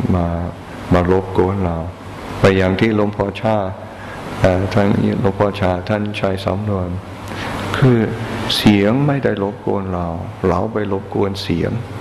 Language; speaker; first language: Thai; non-native, fluent; English